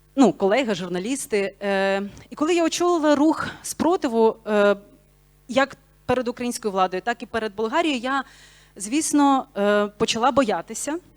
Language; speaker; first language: Ukrainian; non-native, local second language; Bulgarian